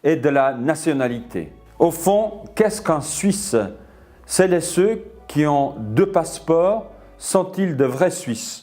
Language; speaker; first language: French; native; French